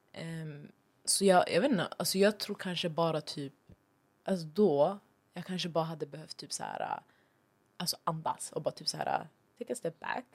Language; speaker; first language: Swedish; early bilingual, other home language; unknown